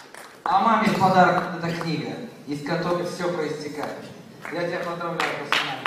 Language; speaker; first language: Russian; native; Russian